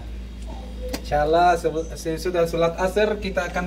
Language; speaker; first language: Indonesian; non-native, learner; Arabic